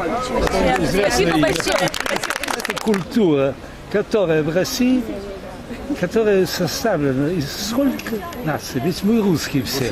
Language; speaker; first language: Russian; early bilingual, heritage; Russian